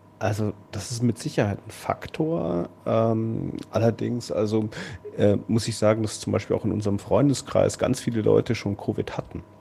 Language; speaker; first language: German; native; German